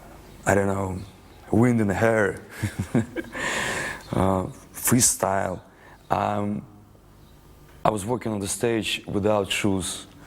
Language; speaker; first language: English; non-native, learner; Russian